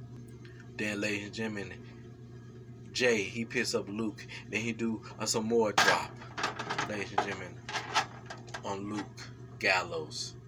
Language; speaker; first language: English; native; English